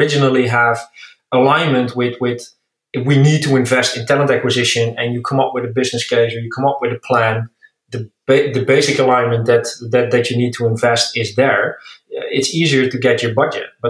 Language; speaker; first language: English; non-native, fluent; Dutch